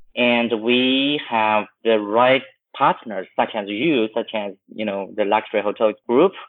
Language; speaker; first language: English; non-native, fluent; Chinese